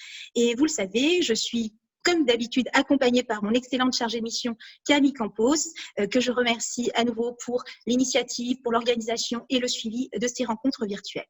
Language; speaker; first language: French; native; French